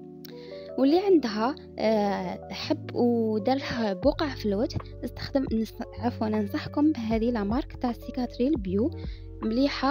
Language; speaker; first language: Arabic; native; Arabic